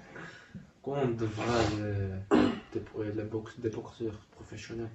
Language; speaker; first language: French; non-native, learner; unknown